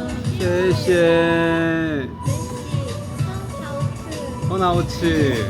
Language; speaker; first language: Chinese; non-native, learner; Korean